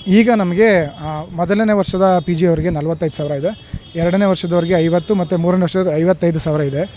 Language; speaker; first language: Kannada; native; Kannada